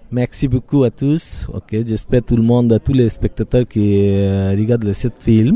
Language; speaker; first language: French; non-native, learner; Bangla